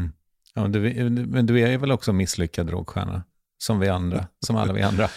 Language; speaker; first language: Swedish; native; Swedish